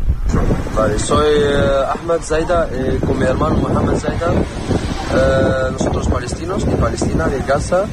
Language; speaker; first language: Spanish; non-native, learner; Arabic